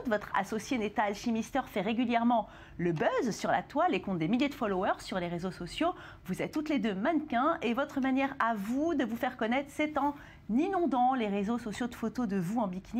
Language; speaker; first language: French; native; French